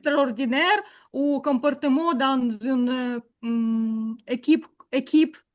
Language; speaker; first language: French; non-native, learner; Ukrainian